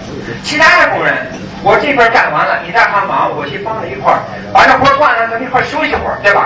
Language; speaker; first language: Chinese; early bilingual, other home language; English